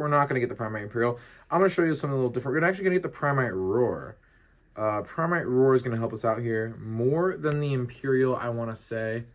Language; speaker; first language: English; native; English